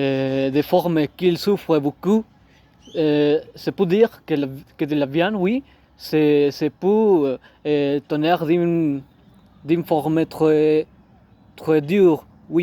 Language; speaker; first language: French; non-native, learner; Spanish